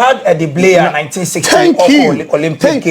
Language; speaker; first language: English; non-native, local second language; Akan